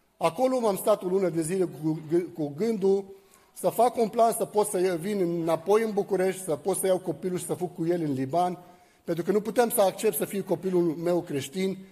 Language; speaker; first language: Romanian; non-native, fluent; Arabic